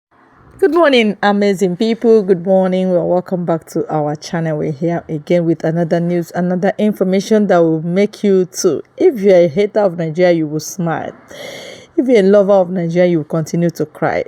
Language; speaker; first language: English; non-native, local second language; Igbo